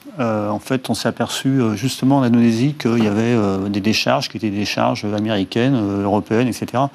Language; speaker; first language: French; native; French